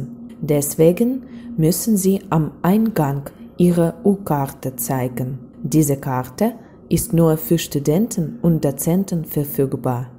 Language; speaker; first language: German; non-native, fluent; Russian